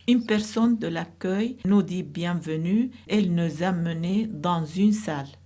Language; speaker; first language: French; non-native, learner; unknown